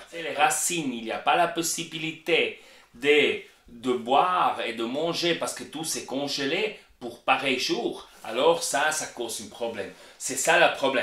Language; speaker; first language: French; non-native, learner; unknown